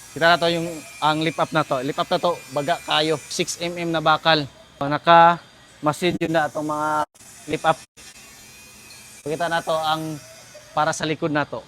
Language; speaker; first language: Cebuano; native; Cebuano